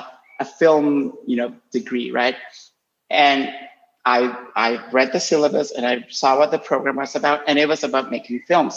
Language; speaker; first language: English; non-native, fluent; Spanish